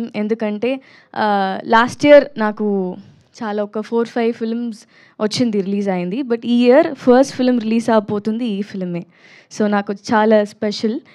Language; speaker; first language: Telugu; non-native, learner; Tamil